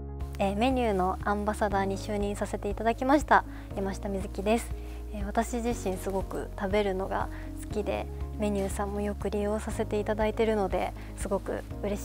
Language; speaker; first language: Japanese; native; Japanese